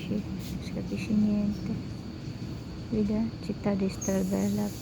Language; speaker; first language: Italian; non-native, fluent; Filipino